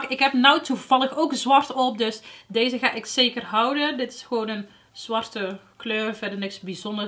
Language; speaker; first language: Dutch; native; Dutch